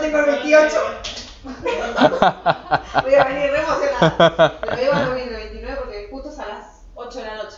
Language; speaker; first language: Spanish; native; Spanish